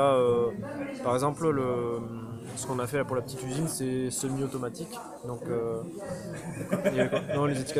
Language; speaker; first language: French; native; French